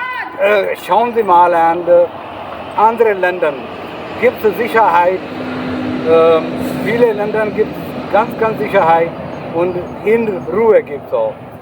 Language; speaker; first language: German; non-native, learner; Urdu